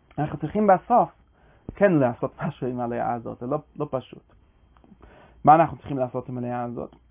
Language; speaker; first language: Hebrew; non-native, fluent; English